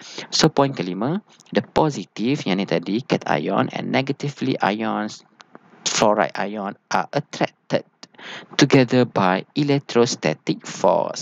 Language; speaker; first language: English; non-native, local second language; Malay